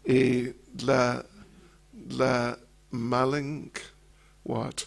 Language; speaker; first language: Russian; non-native, learner; English